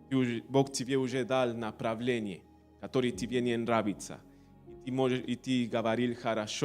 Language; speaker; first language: Russian; non-native, learner; Spanish